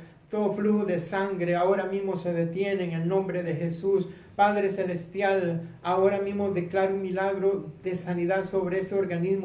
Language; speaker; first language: Spanish; native; Spanish